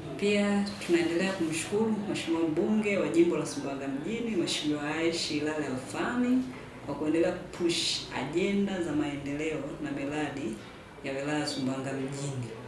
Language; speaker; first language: Swahili; native; Swahili